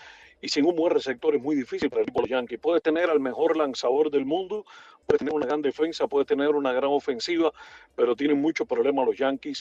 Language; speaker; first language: Spanish; native; Spanish